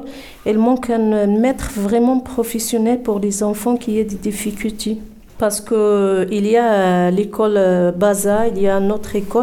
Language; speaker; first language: French; non-native, learner; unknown